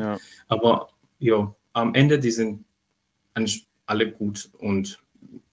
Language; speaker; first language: German; non-native, fluent; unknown